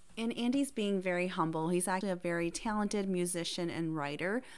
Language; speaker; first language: English; early bilingual, other home language; Hmong